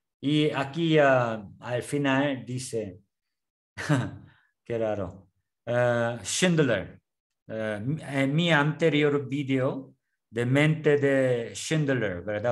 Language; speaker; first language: Spanish; non-native, learner; Korean